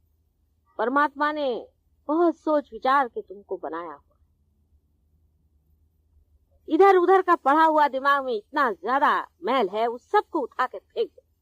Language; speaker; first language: Hindi; non-native, local second language; Marathi